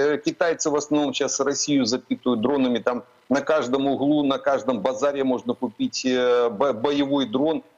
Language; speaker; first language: Russian; native; Russian